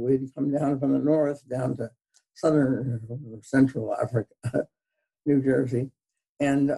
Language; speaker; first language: English; native; English